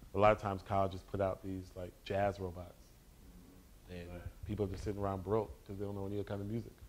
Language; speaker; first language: English; native; English